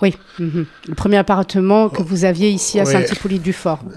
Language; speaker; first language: French; native; French